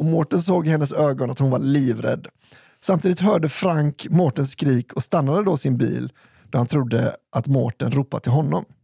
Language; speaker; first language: Swedish; native; Swedish